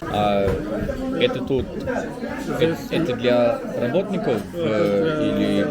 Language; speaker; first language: Russian; non-native, learner; English